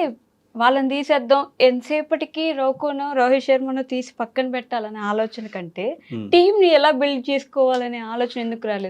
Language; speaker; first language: Telugu; native; Telugu